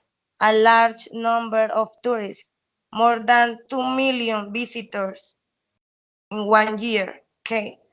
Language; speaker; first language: English; non-native, learner; Spanish